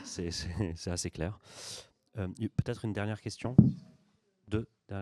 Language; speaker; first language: French; native; French